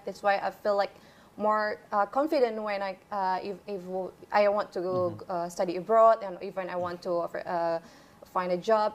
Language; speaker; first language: English; non-native, fluent; Indonesian